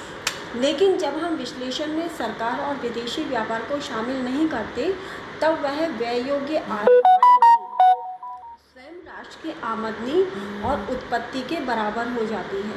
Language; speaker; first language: Hindi; native; Hindi